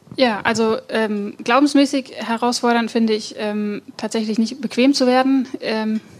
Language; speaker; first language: German; native; German